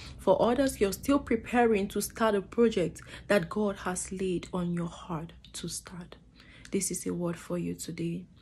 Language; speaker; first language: English; non-native, fluent; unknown